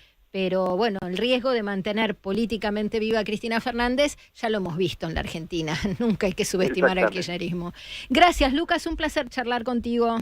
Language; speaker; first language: Spanish; native; Spanish